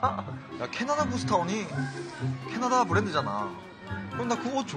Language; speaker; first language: Korean; native; Korean